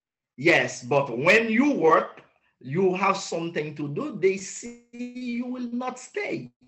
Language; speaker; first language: English; non-native, learner; Haitian Creole